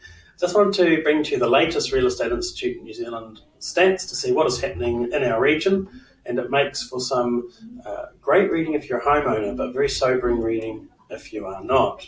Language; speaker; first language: English; native; English